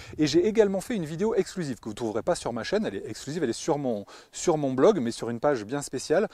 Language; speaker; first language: French; native; French